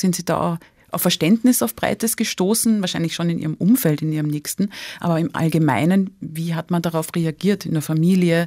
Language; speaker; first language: German; native; German